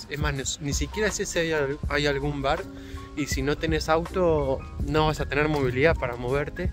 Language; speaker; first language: Spanish; native; Spanish